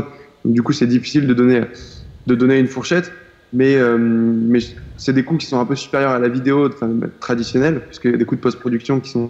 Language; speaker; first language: French; native; French